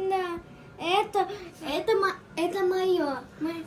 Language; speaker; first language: Russian; early bilingual, other home language; Tajik